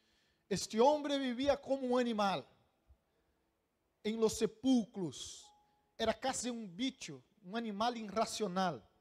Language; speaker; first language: Spanish; non-native, fluent; Portuguese